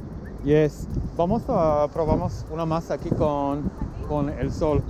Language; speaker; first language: Spanish; non-native, learner; English